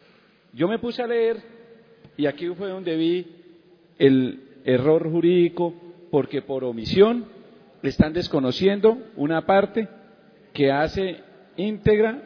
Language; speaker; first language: Spanish; native; Spanish